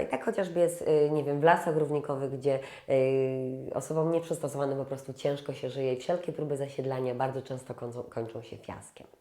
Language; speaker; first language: Polish; native; Polish